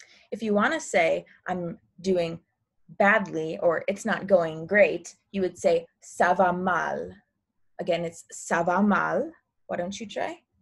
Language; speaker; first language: English; native; English